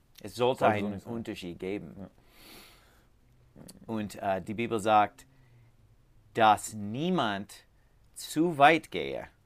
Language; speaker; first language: German; non-native, learner; English